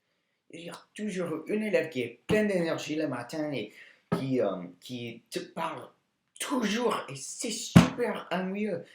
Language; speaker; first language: French; non-native, learner; English